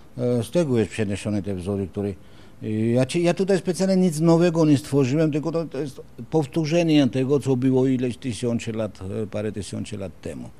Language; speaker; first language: Polish; non-native, fluent; Georgian